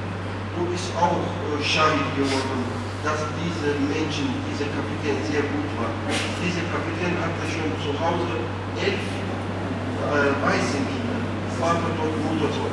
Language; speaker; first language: German; non-native, fluent; Turkish